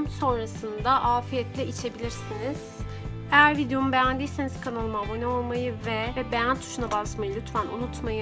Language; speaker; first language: Turkish; native; Turkish